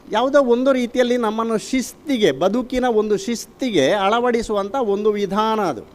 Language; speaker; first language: Kannada; non-native, local second language; Tulu